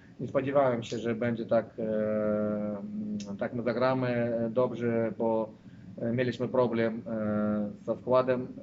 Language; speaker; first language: Polish; non-native, learner; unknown